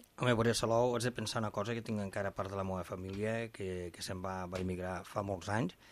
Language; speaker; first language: Catalan; native; Catalan